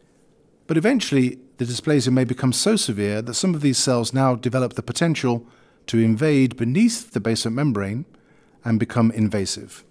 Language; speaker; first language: English; native; English